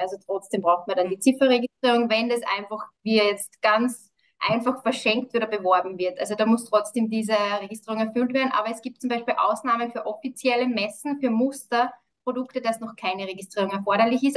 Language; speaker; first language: German; native; German